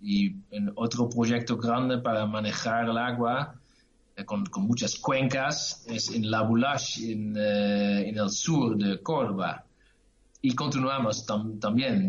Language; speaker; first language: Spanish; non-native, learner; Dutch